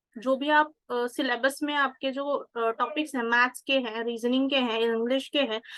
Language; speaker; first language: Hindi; non-native, local second language; Marathi